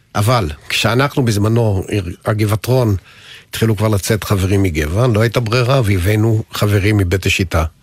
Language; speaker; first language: Hebrew; native; Hebrew